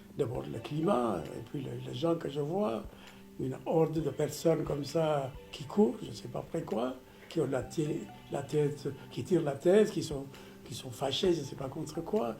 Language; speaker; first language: French; non-native, fluent; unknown